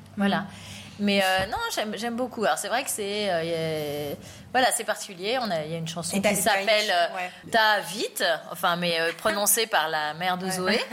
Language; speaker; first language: French; native; French